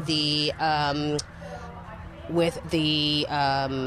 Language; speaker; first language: English; native; English